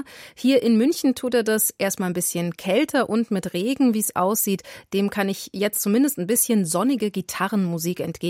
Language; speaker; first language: German; native; German